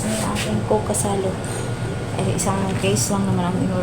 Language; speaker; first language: Filipino; native; Filipino